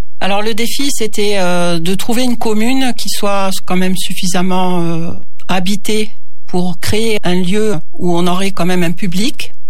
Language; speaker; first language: French; native; French